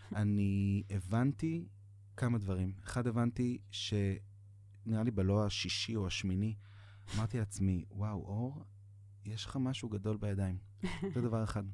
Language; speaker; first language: Hebrew; native; Hebrew